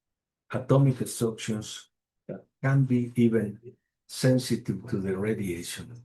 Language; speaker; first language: English; non-native, fluent; Spanish